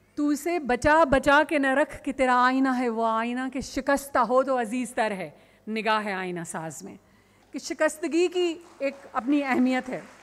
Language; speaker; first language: Urdu; non-native, local second language; Sindhi